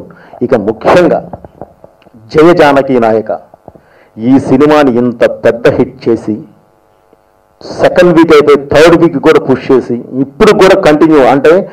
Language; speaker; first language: Telugu; native; Telugu